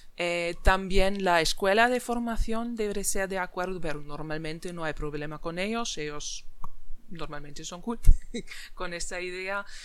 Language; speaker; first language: Spanish; non-native, fluent; German